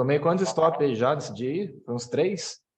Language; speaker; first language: Portuguese; native; Portuguese